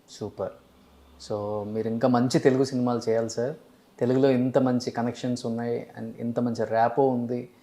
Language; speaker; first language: Telugu; native; Telugu